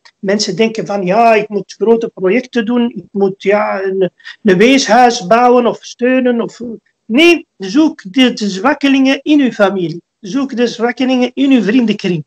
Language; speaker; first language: Dutch; early bilingual, other home language; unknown